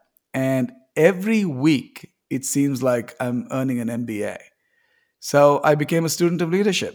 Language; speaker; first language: English; non-native, local second language; Tamil